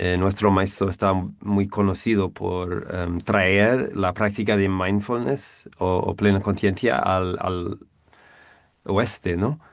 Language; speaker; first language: Spanish; non-native, fluent; English